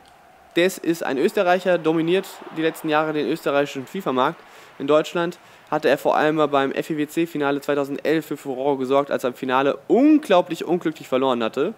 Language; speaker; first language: German; native; German